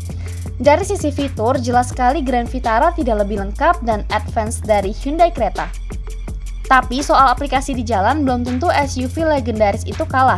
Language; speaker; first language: Indonesian; native; Indonesian